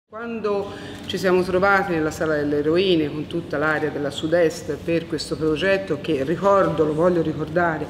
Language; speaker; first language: Italian; native; Italian